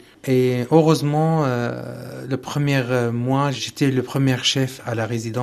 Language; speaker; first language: French; non-native, learner; Arabic